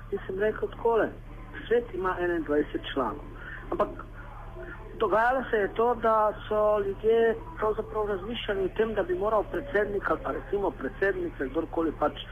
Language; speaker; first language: Slovenian; non-native, local second language; Romany